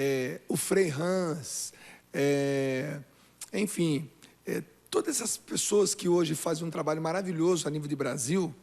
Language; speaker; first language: Portuguese; native; Portuguese